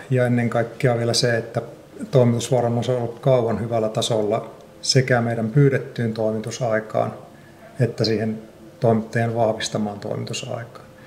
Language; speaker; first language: Finnish; native; Finnish